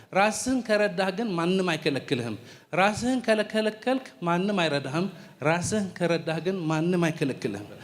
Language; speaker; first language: Amharic; non-native, fluent; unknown